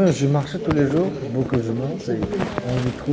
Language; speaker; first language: French; non-native, learner; Uzbek